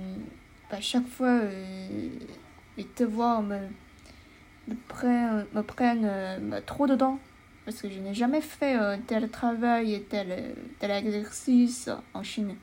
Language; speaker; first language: French; non-native, learner; Chinese